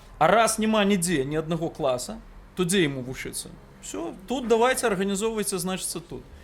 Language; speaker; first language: Belarusian; non-native, local second language; Russian